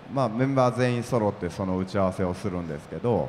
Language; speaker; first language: Japanese; native; Japanese